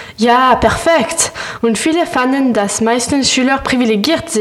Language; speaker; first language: German; non-native, learner; French